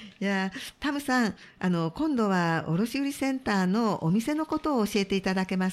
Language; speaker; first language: Japanese; native; Japanese